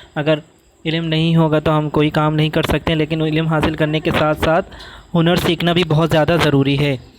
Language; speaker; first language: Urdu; non-native, local second language; Sindhi